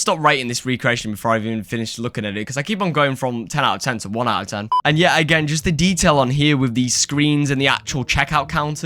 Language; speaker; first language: English; native; English